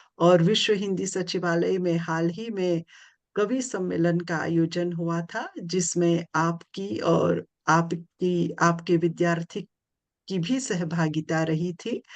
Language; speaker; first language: Hindi; early bilingual, heritage; Hindi